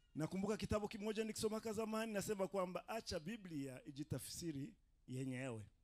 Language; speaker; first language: Swahili; non-native, local second language; Rundi